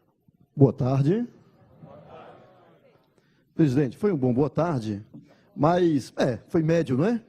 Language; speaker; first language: Portuguese; native; Portuguese